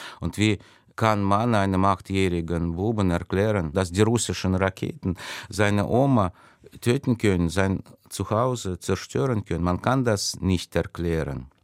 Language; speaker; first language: German; non-native, fluent; Russian